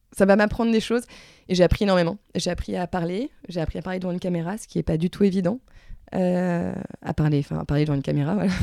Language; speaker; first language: French; native; French